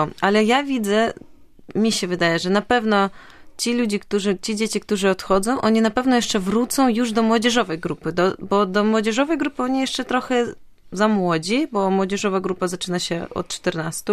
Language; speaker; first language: Polish; non-native, fluent; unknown